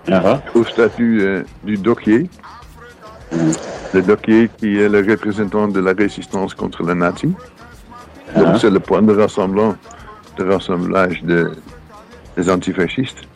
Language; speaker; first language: French; non-native, fluent; Dutch